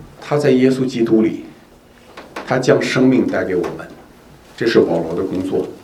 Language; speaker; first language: Chinese; native; Chinese